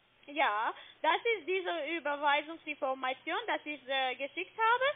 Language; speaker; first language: German; non-native, learner; Russian